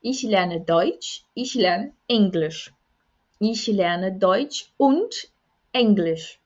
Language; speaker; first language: German; non-native, fluent; Portuguese